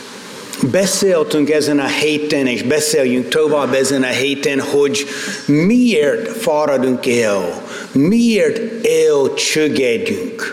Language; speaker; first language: Hungarian; non-native, fluent; English